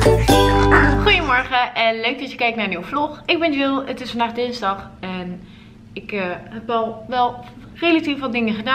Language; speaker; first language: Dutch; native; Dutch